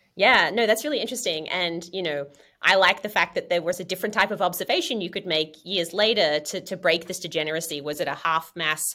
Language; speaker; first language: English; native; English